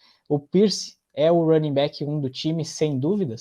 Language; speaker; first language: Portuguese; native; Portuguese